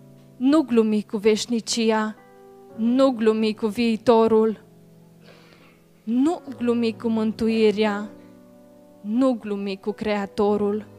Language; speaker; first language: Romanian; native; Romanian